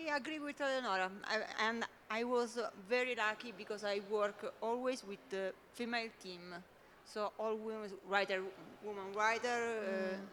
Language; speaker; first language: English; non-native, learner; Italian